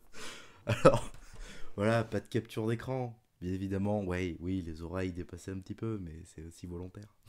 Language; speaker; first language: French; native; French